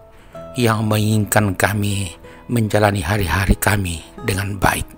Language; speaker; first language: Indonesian; native; Indonesian